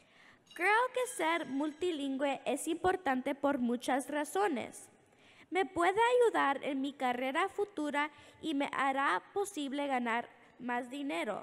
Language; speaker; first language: Spanish; early bilingual, heritage; English